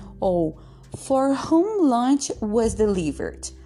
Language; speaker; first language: English; non-native, fluent; Portuguese